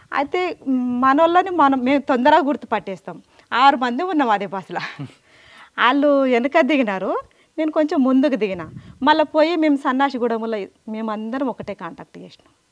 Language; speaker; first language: Telugu; native; Telugu